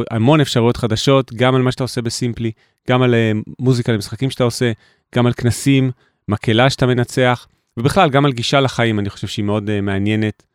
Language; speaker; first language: Hebrew; native; Hebrew